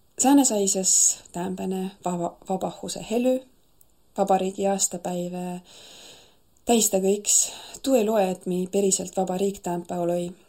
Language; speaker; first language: Estonian; native; Estonian